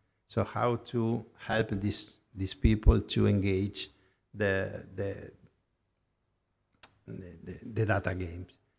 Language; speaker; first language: English; non-native, fluent; Italian